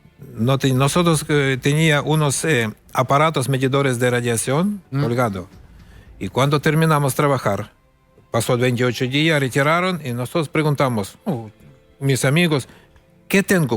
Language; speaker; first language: Spanish; non-native, learner; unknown